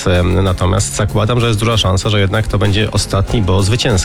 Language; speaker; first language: Polish; native; Polish